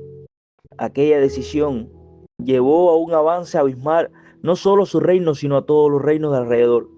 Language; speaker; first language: Spanish; native; Spanish